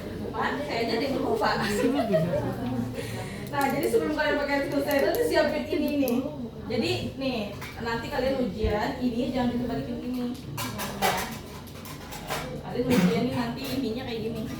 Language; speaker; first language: Indonesian; native; Indonesian